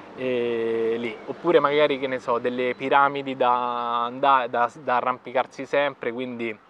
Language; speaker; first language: Italian; native; Italian